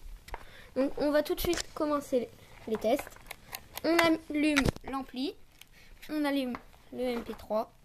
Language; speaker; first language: French; native; French